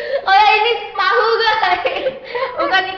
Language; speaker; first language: Indonesian; early bilingual, other home language; Japanese